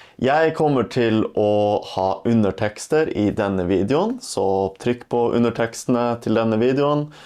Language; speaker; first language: Norwegian; native; Norwegian